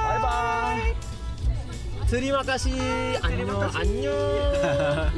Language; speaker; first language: Korean; non-native, learner; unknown